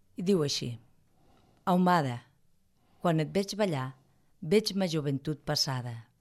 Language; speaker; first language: Catalan; native; Catalan